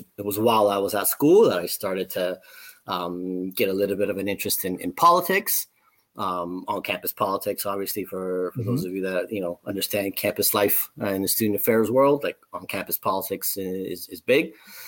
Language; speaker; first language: English; native; English